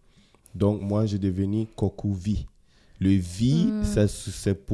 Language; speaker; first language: French; non-native, fluent; Ewe